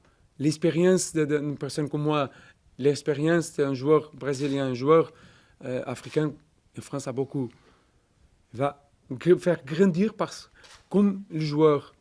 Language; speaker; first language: French; non-native, fluent; Portuguese